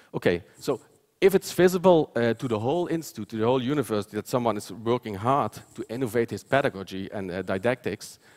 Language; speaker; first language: English; non-native, fluent; Dutch